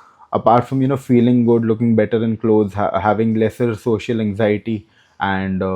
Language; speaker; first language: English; non-native, local second language; Hindi